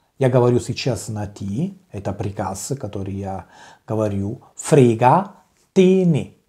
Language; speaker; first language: Russian; non-native, learner; Italian